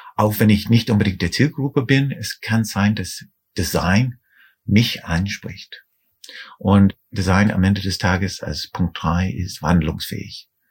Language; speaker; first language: German; non-native, fluent; English